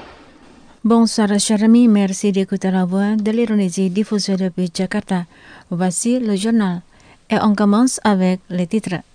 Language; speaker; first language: French; non-native, fluent; Indonesian